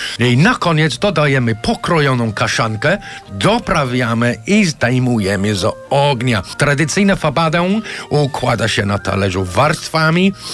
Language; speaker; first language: Polish; non-native, fluent; English